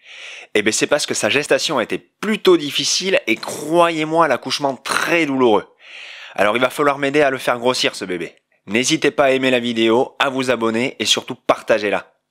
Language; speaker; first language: French; native; French